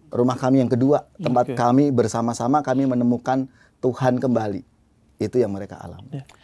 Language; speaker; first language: Indonesian; native; Indonesian